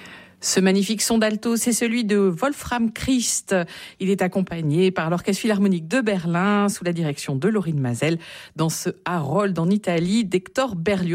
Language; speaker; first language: French; native; French